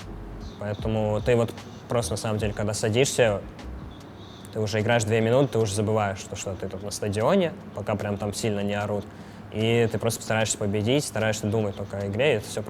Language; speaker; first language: Russian; native; Russian